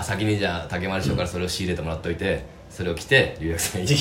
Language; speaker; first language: Japanese; native; Japanese